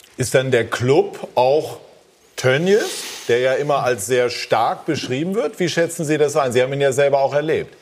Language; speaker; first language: German; native; German